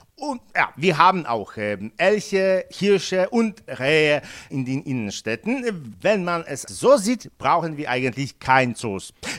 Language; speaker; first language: German; non-native, fluent; Polish